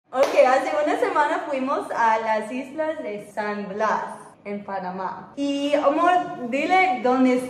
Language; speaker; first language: Spanish; non-native, fluent; English